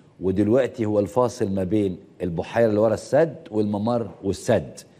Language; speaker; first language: Arabic; native; Arabic